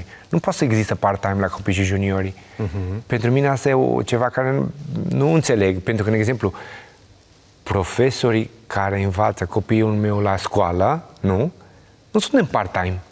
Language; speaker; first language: Romanian; non-native, learner; Portuguese